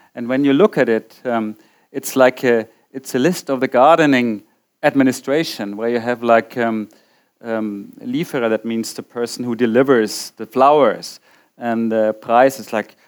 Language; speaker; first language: English; non-native, fluent; German